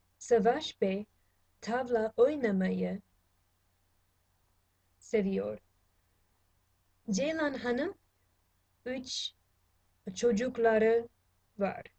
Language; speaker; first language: Turkish; non-native, learner; English